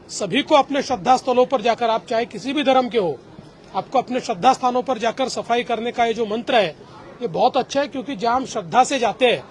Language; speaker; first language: Hindi; non-native, local second language; Marathi